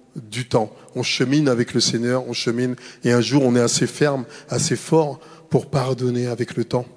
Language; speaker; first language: French; native; French